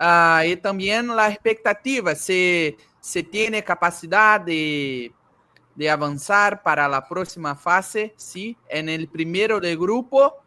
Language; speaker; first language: Spanish; non-native, learner; Portuguese